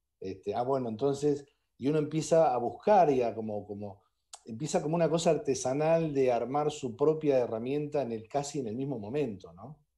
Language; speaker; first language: Spanish; native; Spanish